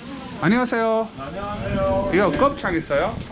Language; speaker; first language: Korean; non-native, learner; English